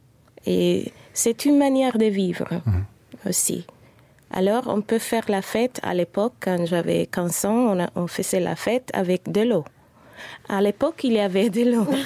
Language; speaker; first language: French; non-native, fluent; Spanish